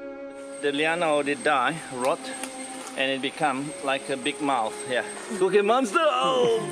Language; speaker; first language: English; non-native, fluent; Malay